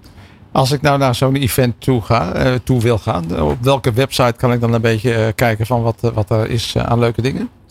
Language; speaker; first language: Dutch; native; Dutch